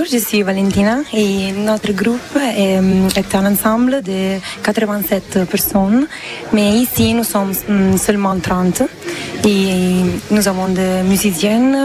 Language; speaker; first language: French; non-native, learner; Italian